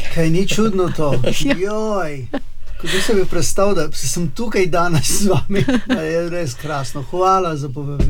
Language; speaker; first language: Slovenian; early bilingual, other home language; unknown